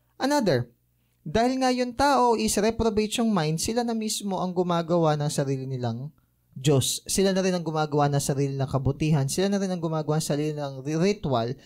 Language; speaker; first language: Filipino; native; Filipino